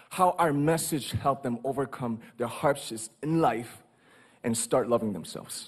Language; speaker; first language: English; non-native, fluent; Korean